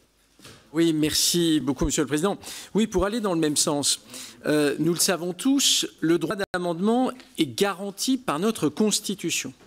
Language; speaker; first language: French; native; French